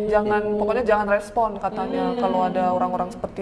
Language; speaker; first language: Indonesian; early bilingual, other home language; Korean